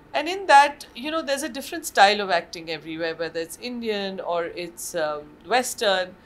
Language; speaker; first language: English; non-native, local second language; Marathi